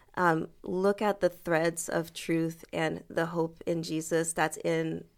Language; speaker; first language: English; early bilingual, other home language; French